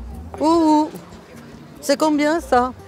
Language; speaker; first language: French; native; French